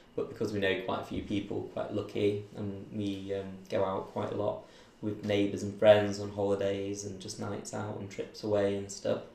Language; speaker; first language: English; native; English